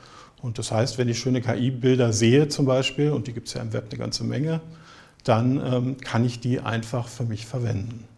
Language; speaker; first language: German; native; German